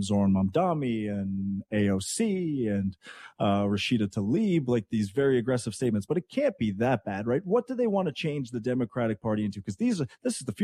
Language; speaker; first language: English; native; English